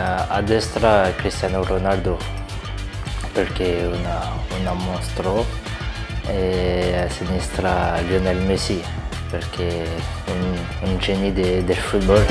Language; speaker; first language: Italian; non-native, learner; French